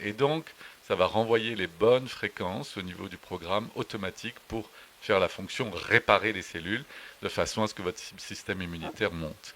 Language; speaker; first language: French; native; French